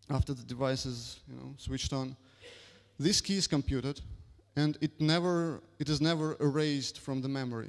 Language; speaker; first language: English; non-native, fluent; Russian